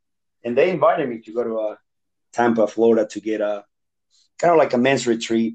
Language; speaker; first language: English; non-native, fluent; Spanish